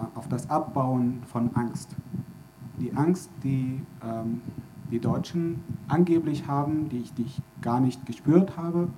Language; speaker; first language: German; non-native, fluent; Arabic